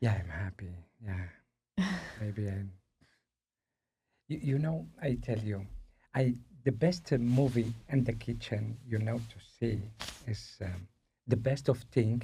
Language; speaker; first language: English; non-native, learner; Spanish